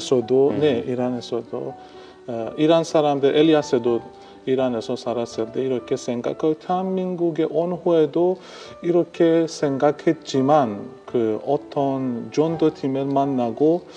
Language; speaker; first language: Korean; non-native, learner; Persian